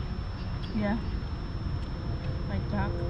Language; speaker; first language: English; non-native, learner; Indonesian